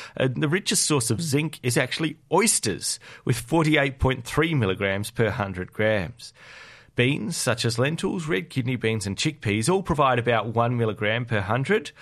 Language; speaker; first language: English; native; English